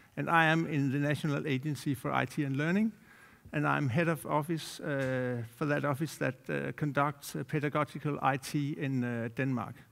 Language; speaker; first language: English; non-native, fluent; Danish